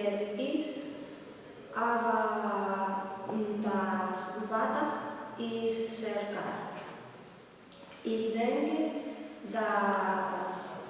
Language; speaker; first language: German; non-native, learner; Spanish